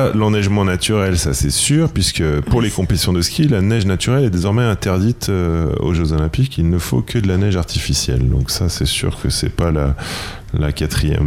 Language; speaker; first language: French; native; French